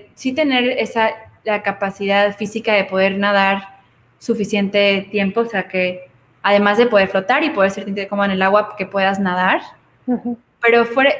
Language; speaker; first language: Spanish; native; Spanish